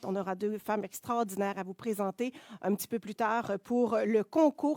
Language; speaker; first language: French; native; French